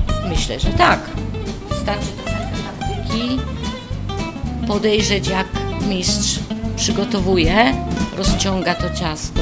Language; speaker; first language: Polish; non-native, fluent; Italian